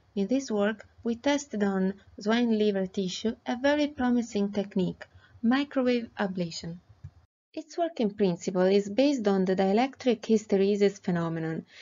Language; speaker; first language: English; non-native, fluent; Italian